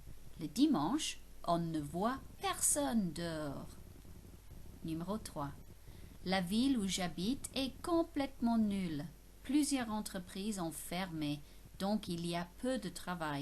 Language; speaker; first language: French; non-native, fluent; English